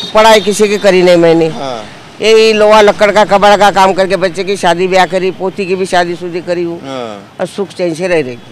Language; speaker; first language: Hindi; non-native, local second language; Marathi